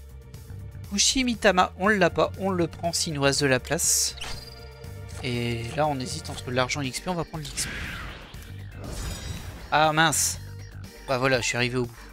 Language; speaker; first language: French; native; French